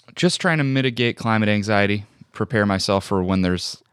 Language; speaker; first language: English; native; English